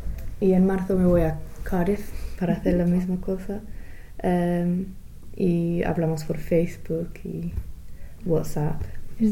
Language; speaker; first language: Spanish; non-native, fluent; English